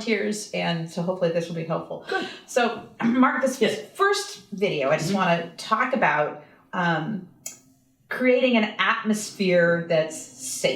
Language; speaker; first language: English; native; English